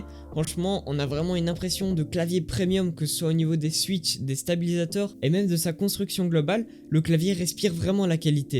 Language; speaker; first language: French; native; French